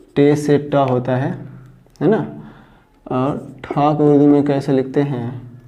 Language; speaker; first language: Hindi; native; Hindi